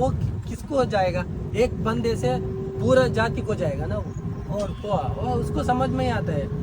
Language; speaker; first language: Hindi; non-native, local second language; Kannada